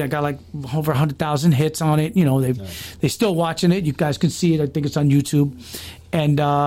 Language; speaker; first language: English; early bilingual, other home language; Spanish